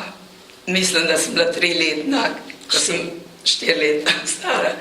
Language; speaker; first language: Slovenian; early bilingual, heritage; Slovenian